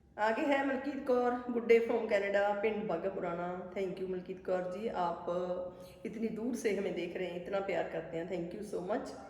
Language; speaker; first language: Hindi; non-native, local second language; Punjabi